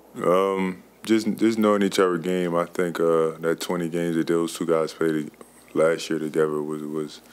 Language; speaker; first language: English; native; English